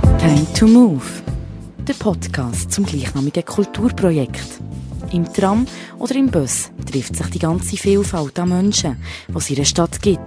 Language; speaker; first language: German; native; German